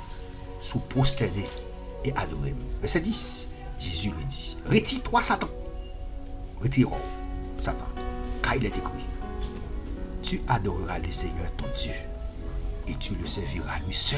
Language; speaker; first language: French; non-native, local second language; Haitian Creole